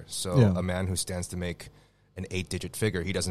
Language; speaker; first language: English; non-native, fluent; Chinese